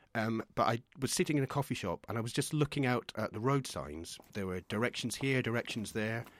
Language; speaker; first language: English; native; English